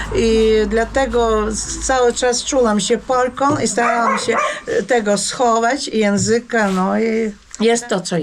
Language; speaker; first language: Polish; non-native, learner; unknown